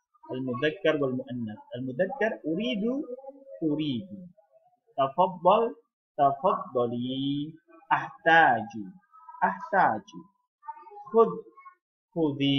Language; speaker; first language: Arabic; non-native, fluent; Indonesian